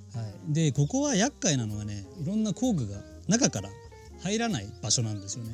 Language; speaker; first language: Japanese; native; Japanese